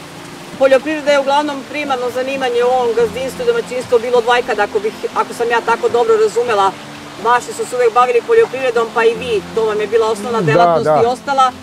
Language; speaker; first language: Croatian; native; Croatian